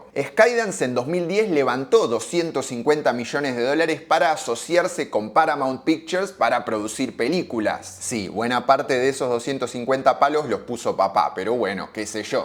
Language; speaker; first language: Spanish; native; Spanish